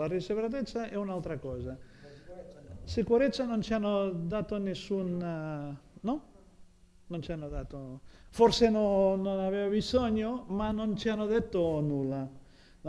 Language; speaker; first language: Italian; non-native, fluent; Catalan